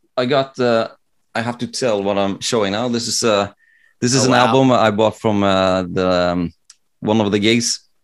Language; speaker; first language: English; non-native, fluent; Norwegian